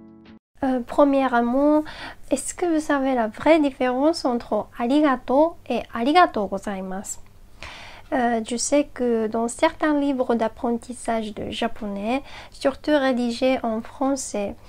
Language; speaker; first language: French; non-native, fluent; Japanese